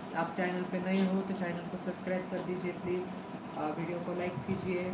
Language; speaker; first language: Hindi; non-native, local second language; Marathi